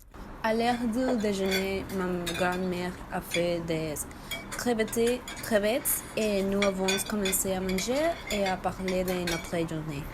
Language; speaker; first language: French; non-native, learner; Spanish